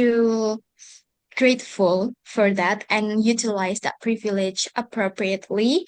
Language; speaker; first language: English; non-native, learner; Indonesian